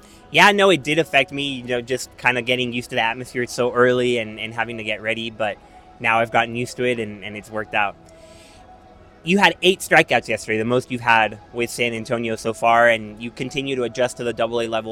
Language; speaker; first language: English; native; English